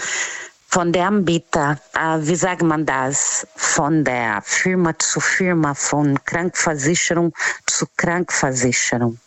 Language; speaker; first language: German; non-native, learner; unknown